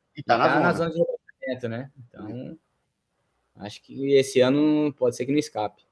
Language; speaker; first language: Portuguese; native; Portuguese